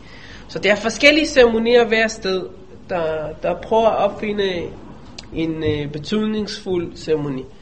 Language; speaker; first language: Danish; non-native, fluent; Hebrew